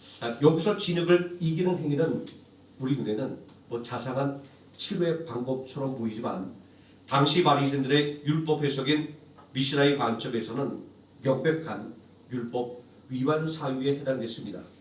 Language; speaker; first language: Korean; native; Korean